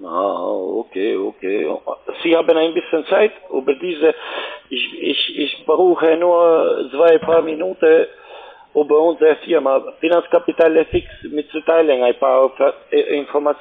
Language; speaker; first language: German; non-native, learner; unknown